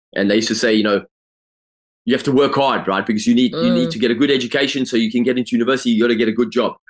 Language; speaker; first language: English; native; English